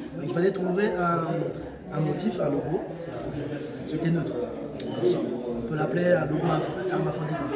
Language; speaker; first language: French; early bilingual, other home language; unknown